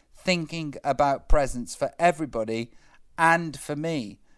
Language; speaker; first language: English; native; English